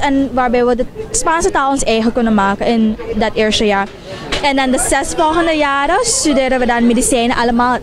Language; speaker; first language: Dutch; native; Dutch